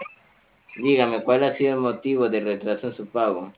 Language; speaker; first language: Spanish; native; Spanish